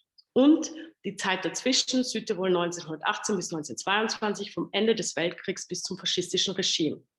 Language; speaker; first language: German; native; German